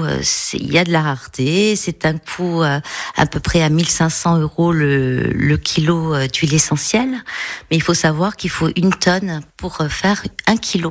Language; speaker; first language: French; native; French